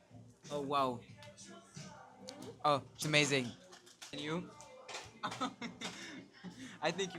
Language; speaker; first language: English; non-native, learner; French